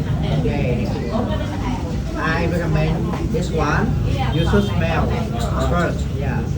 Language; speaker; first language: English; non-native, fluent; Vietnamese